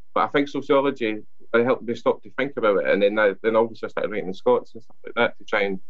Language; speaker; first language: English; non-native, local second language; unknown